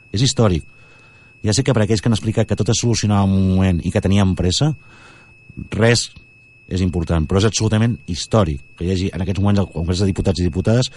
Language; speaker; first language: Catalan; native; Catalan